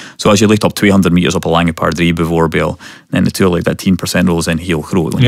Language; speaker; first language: Dutch; non-native, fluent; English